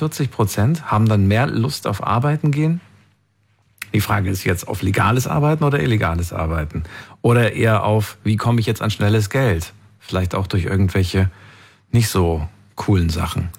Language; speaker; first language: German; native; German